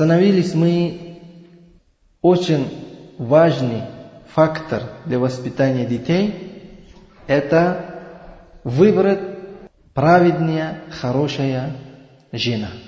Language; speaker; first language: Russian; non-native, learner; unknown